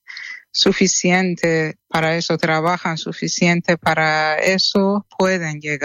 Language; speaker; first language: Spanish; non-native, fluent; Persian